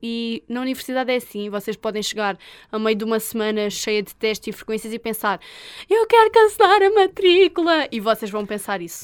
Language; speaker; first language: Portuguese; native; Portuguese